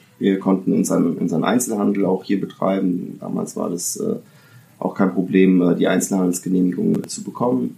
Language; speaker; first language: German; early bilingual, other home language; Italian